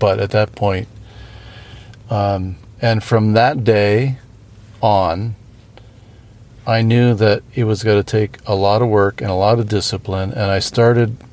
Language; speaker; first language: English; native; English